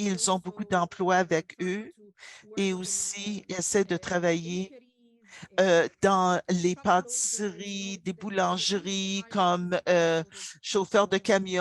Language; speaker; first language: French; non-native, local second language; English